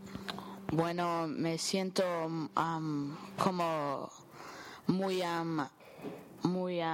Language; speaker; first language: Spanish; early bilingual, heritage; Spanish